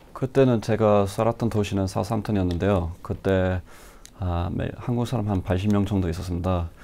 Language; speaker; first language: Korean; non-native, fluent; English